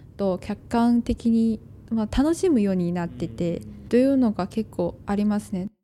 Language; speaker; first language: Japanese; non-native, fluent; Chinese